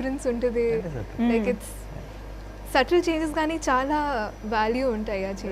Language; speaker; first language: Telugu; non-native, fluent; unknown